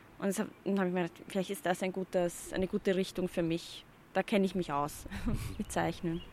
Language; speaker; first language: German; early bilingual, other home language; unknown